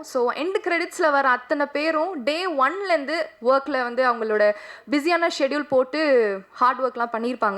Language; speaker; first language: Tamil; native; Tamil